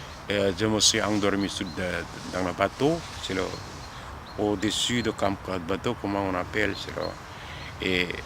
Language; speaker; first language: French; non-native, learner; Korean